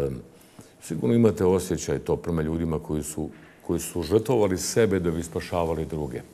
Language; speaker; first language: Bosnian; native; Bosnian